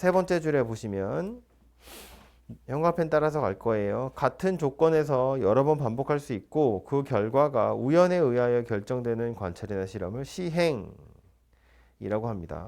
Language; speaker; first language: Korean; native; Korean